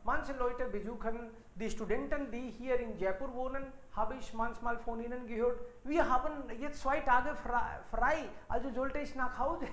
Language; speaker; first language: German; non-native, fluent; Hindi